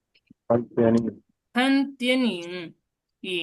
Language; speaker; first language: Chinese; non-native, fluent; Bangla